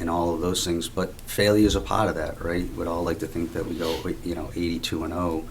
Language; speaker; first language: English; native; English